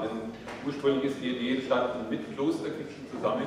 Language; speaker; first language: German; native; German